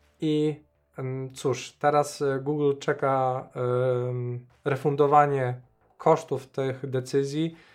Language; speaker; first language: Polish; native; Polish